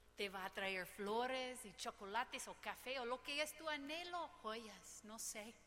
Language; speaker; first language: Spanish; non-native, fluent; English